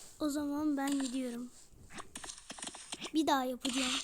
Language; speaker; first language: Turkish; native; Turkish